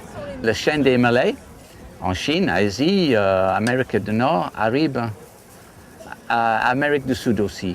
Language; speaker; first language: French; non-native, fluent; English